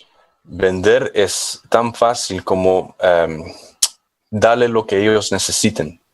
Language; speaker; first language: Spanish; non-native, fluent; English